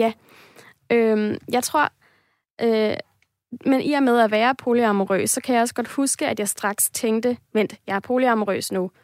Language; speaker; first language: Danish; native; Danish